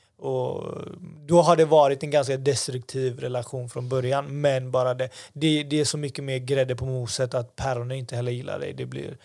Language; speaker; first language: Swedish; early bilingual, other home language; Persian